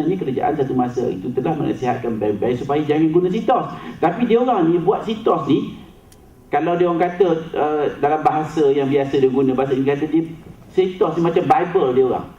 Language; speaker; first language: Malay; native; Malay